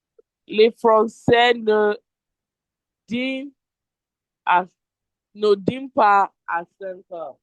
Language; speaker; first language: French; non-native, learner; English